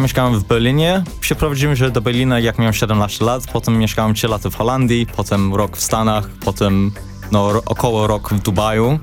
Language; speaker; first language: Polish; early bilingual, heritage; English